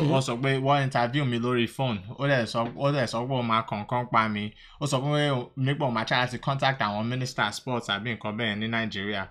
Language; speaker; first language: Yoruba; early bilingual, heritage; Yoruba